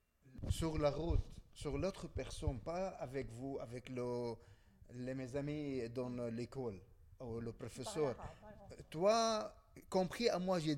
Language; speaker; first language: French; non-native, learner; Bangla